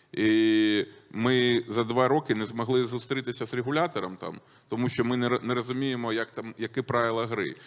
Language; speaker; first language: Ukrainian; non-native, local second language; Russian